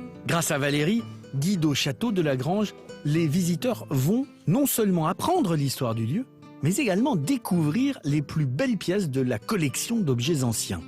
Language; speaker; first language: French; native; French